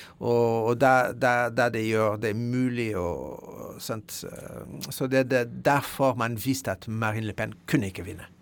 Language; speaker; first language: Norwegian; non-native, fluent; French